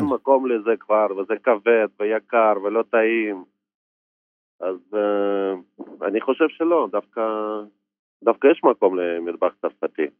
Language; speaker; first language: Hebrew; non-native, fluent; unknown